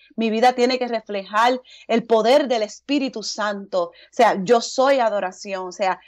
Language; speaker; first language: Spanish; native; Spanish